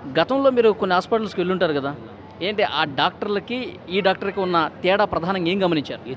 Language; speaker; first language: Telugu; native; Telugu